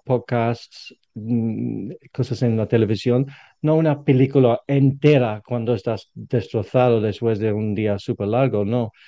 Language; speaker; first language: Spanish; non-native, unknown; English